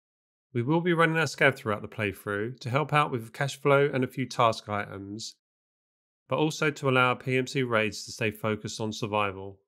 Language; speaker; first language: English; native; English